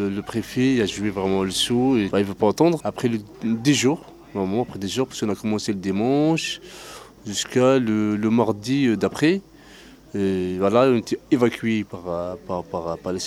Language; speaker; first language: French; non-native, fluent; Arabic